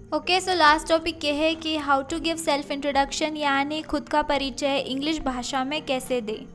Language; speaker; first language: Hindi; native; Hindi